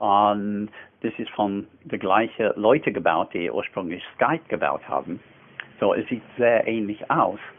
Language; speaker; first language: German; non-native, fluent; English